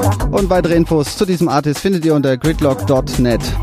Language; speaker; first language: German; native; German